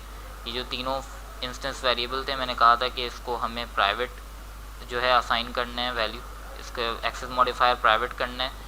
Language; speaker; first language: Hindi; native; Hindi